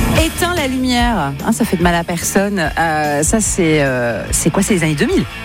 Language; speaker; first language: French; native; French